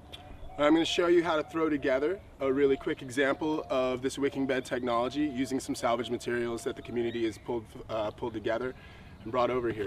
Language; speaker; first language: English; native; English